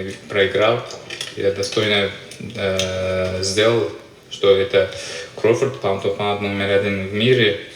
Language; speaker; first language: Russian; non-native, local second language; Uzbek